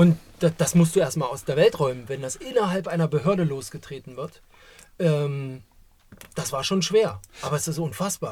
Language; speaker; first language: German; native; German